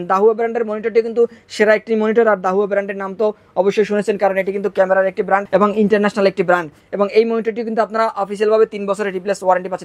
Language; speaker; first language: Bangla; native; Bangla